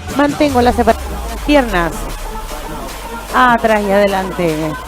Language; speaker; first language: Spanish; native; Spanish